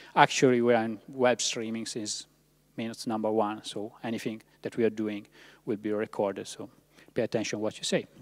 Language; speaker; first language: English; non-native, fluent; Italian